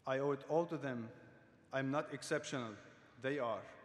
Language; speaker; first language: English; non-native, fluent; Arabic